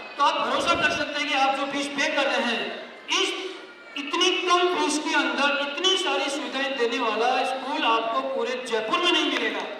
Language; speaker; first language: Hindi; native; Hindi